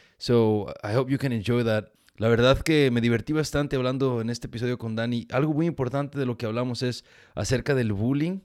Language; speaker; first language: Spanish; early bilingual, heritage; Spanish